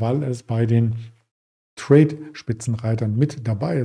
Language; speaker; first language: German; native; German